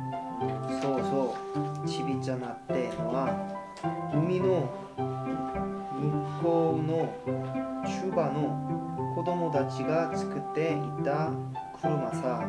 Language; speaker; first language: Japanese; non-native, learner; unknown